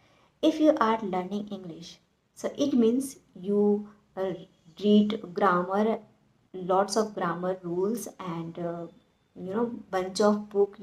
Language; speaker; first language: English; non-native, learner; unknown